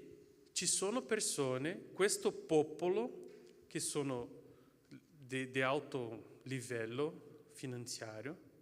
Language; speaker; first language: Italian; non-native, fluent; Portuguese